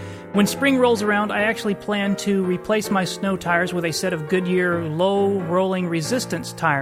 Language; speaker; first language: English; native; English